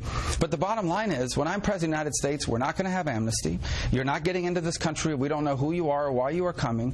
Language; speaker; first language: English; native; English